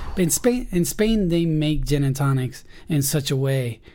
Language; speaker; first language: English; early bilingual, other home language; Spanish